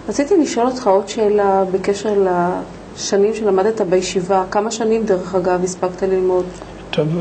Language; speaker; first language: Hebrew; native; Hebrew